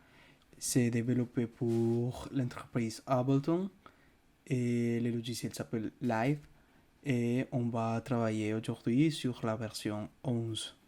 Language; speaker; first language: French; non-native, fluent; Spanish